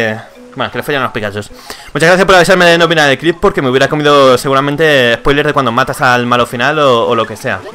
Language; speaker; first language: Spanish; native; Spanish